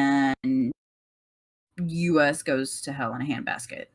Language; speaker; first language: English; native; English